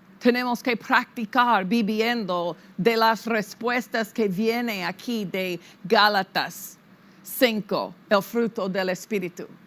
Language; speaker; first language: Spanish; non-native, fluent; English